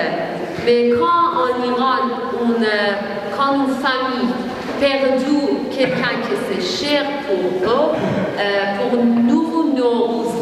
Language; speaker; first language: French; non-native, learner; Persian